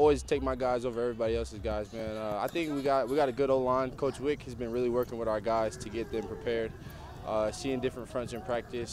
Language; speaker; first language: English; native; English